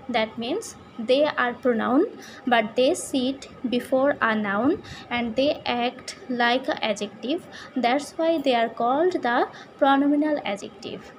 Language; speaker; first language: English; non-native, local second language; Bangla